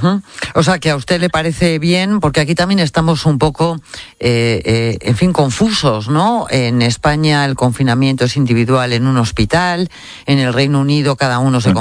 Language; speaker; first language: Spanish; native; Spanish